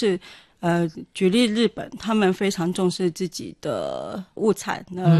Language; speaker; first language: Chinese; native; Chinese